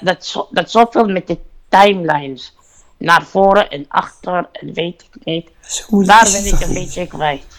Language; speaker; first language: Dutch; non-native, learner; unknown